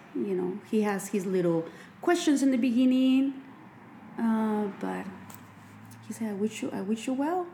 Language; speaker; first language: English; non-native, fluent; Spanish